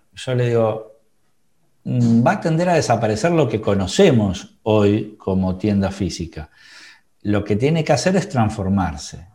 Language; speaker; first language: Spanish; native; Spanish